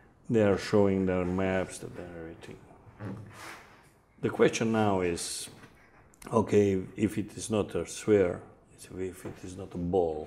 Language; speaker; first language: English; non-native, learner; Macedonian